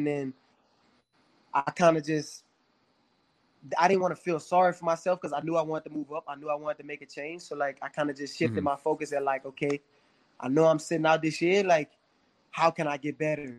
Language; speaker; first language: English; native; English